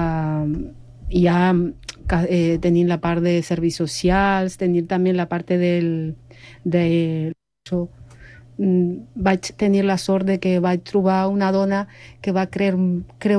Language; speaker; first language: Catalan; non-native, fluent; Spanish